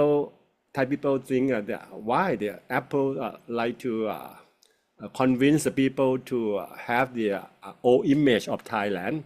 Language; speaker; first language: English; non-native, fluent; Thai